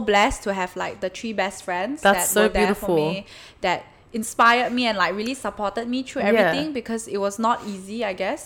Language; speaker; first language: English; non-native, local second language; Chinese